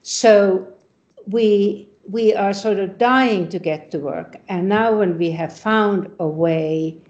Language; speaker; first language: English; non-native, fluent; Finnish